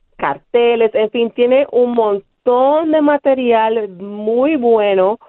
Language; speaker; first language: Spanish; native; Spanish